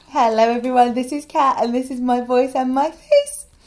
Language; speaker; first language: English; native; English